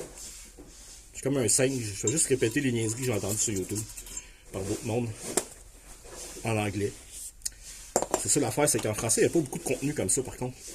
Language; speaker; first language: French; native; French